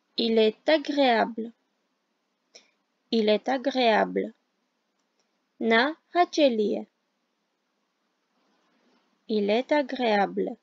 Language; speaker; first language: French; non-native, fluent; Armenian